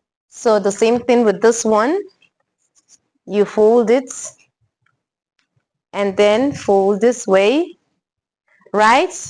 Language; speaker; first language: English; non-native, local second language; Igbo